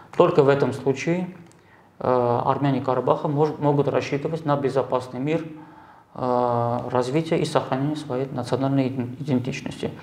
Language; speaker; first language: Russian; non-native, local second language; Armenian